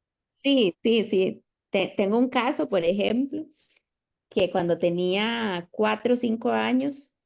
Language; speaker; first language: Spanish; native; Spanish